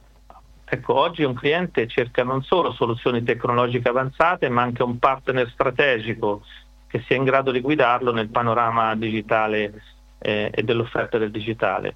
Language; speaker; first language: Italian; native; Italian